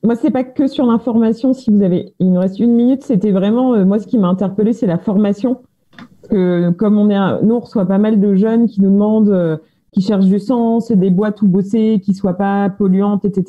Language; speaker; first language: French; native; French